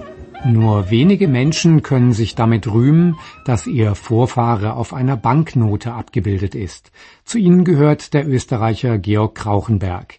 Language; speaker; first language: German; native; German